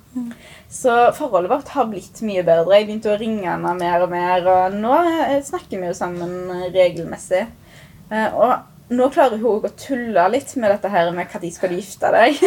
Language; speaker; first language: Norwegian; early bilingual, other home language; Arabic